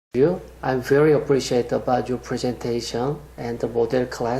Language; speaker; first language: English; non-native, learner; Korean